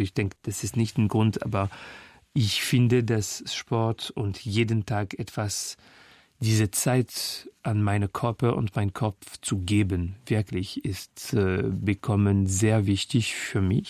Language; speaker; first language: German; non-native, fluent; French